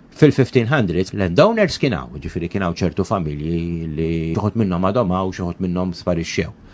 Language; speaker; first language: Maltese; native; Maltese